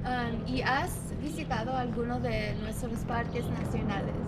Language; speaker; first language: Spanish; non-native, learner; English